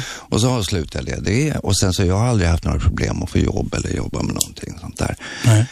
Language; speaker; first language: Swedish; native; Swedish